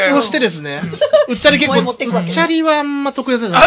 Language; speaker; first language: Japanese; native; Japanese